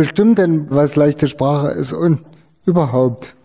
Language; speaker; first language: German; native; German